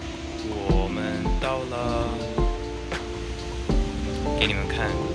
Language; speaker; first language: Chinese; non-native, fluent; Japanese